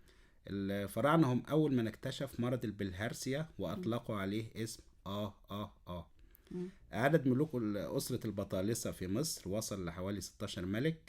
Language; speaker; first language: Arabic; native; Arabic